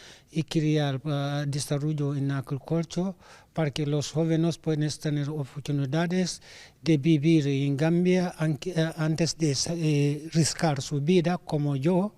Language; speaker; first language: Spanish; non-native, learner; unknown